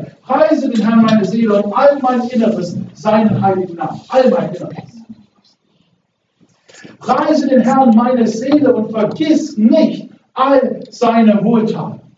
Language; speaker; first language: German; native; German